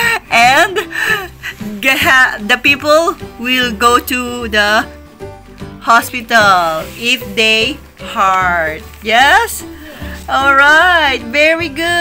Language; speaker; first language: English; non-native, fluent; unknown